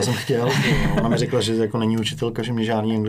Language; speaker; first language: Czech; native; Czech